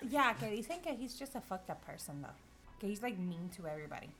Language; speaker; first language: English; non-native, local second language; Spanish